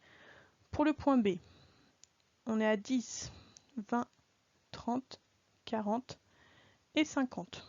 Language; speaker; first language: French; native; French